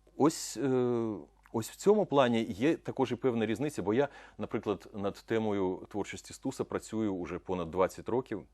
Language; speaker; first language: Ukrainian; non-native, local second language; Russian